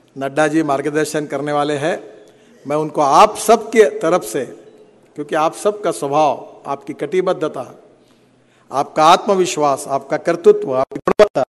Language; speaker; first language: Hindi; non-native, local second language; Marathi